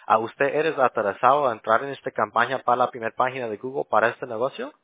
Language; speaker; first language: Spanish; early bilingual, heritage; Spanish